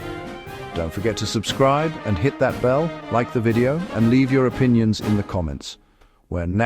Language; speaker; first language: English; native; English